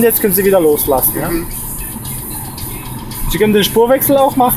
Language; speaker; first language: German; native; German